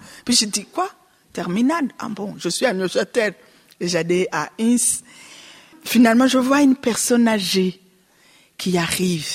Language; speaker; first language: French; non-native, local second language; Rundi